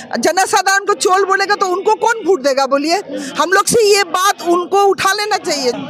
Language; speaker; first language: Hindi; non-native, local second language; Assamese